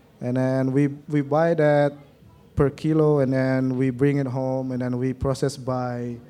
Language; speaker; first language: English; non-native, learner; Indonesian